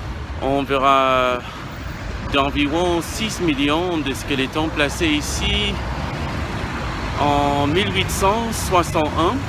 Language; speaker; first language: French; non-native, learner; English